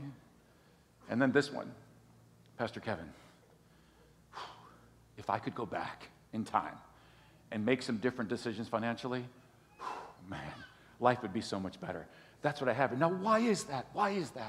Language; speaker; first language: English; native; English